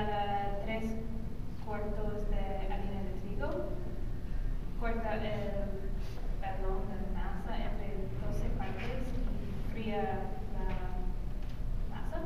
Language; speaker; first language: Spanish; non-native, learner; English